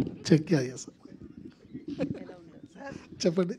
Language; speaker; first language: Telugu; non-native, learner; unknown